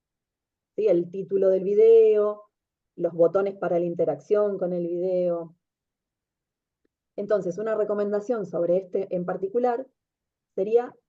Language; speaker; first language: Spanish; native; Spanish